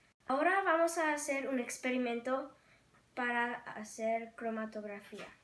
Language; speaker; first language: Spanish; non-native, learner; English